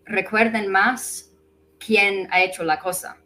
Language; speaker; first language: Spanish; non-native, fluent; English